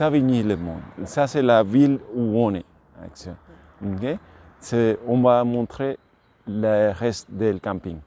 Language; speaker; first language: French; non-native, learner; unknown